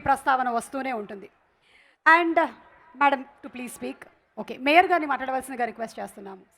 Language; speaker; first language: Telugu; native; Telugu